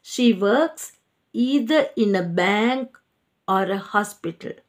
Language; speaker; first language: English; non-native, local second language; Sinhala